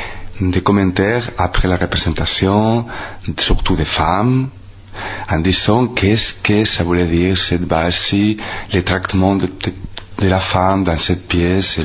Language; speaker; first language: French; non-native, fluent; Spanish